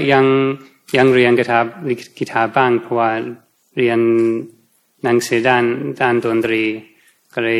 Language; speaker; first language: Thai; non-native, fluent; English